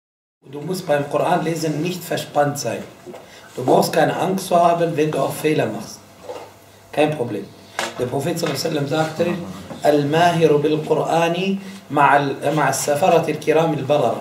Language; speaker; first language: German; non-native, fluent; Arabic